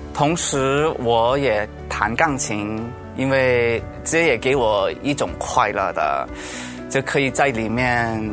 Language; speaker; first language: Chinese; early bilingual, heritage; Chinese